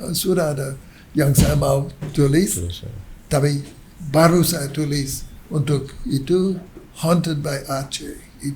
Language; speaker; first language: Indonesian; non-native, learner; English